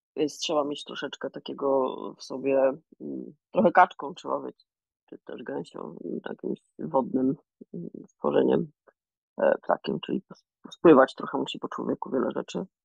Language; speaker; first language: Polish; native; Polish